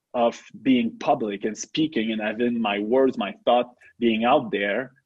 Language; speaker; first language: English; non-native, fluent; French